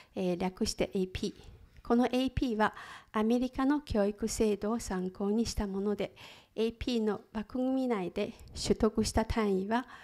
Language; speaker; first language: Japanese; non-native, fluent; Chinese